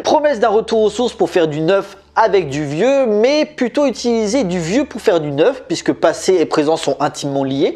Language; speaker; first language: French; native; French